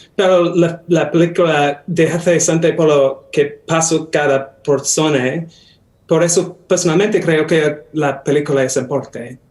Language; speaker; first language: Spanish; non-native, learner; English